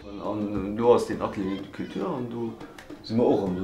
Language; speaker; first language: German; non-native, local second language; Luxembourgish